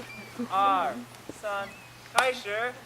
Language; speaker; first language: Chinese; non-native, learner; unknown